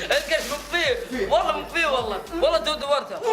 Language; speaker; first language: Arabic; native; Arabic